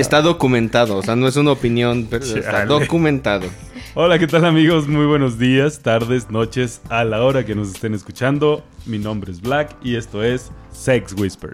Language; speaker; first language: Spanish; native; Spanish